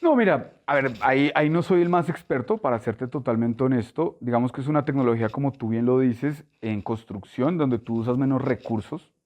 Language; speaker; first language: Spanish; native; Spanish